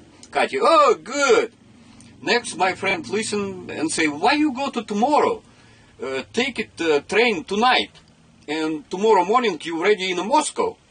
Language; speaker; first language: English; non-native, learner; Russian